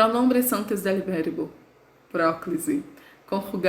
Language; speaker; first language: Spanish; non-native, learner; Portuguese